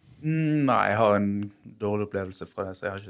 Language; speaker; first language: Norwegian; native; Norwegian